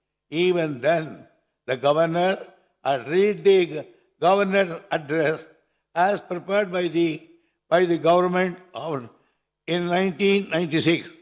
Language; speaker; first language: English; non-native, local second language; Tamil